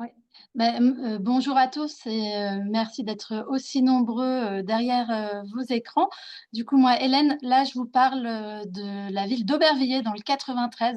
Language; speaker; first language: French; native; French